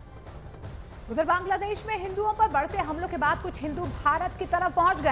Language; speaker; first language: Hindi; native; Hindi